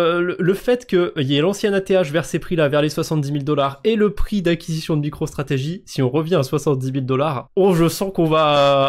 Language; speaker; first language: French; native; French